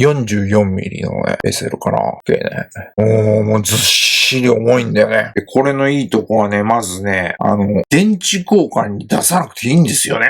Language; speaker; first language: Japanese; native; Japanese